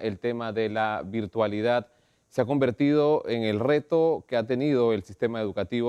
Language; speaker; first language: Spanish; native; Spanish